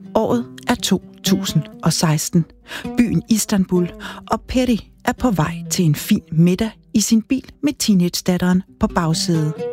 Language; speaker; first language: Danish; native; Danish